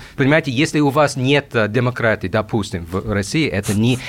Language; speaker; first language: Russian; non-native, fluent; English